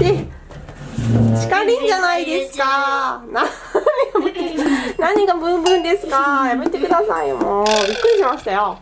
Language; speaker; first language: Japanese; native; Japanese